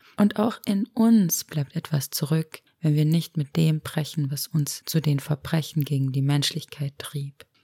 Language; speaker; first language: German; early bilingual, other home language; Romanian